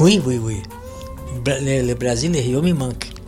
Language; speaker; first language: French; non-native, fluent; Portuguese